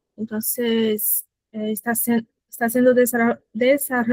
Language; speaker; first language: Spanish; non-native, fluent; Portuguese